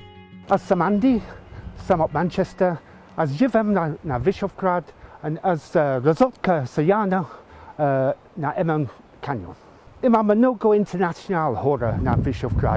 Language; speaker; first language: Bulgarian; non-native, learner; English